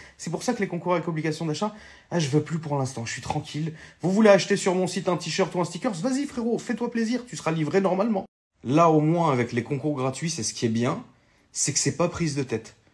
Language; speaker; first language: French; native; French